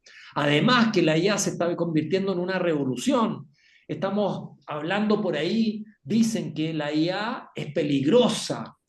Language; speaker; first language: Spanish; native; Spanish